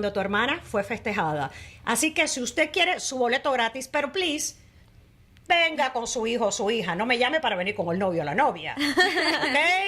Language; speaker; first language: Spanish; native; Spanish